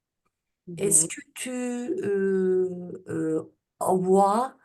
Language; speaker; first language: French; non-native, learner; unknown